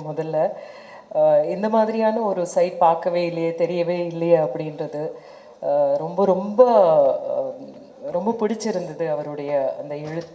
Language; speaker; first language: Tamil; native; Tamil